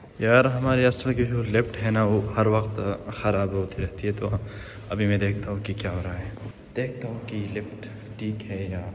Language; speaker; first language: Urdu; non-native, local second language; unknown